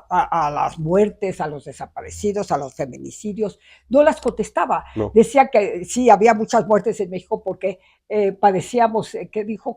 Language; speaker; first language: Spanish; native; Spanish